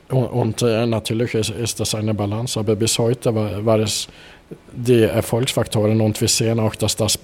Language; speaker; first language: German; non-native, fluent; Swedish